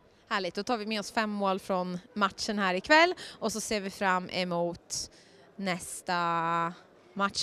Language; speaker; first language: Swedish; native; Swedish